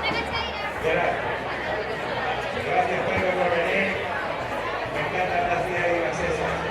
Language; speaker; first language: Spanish; native; Spanish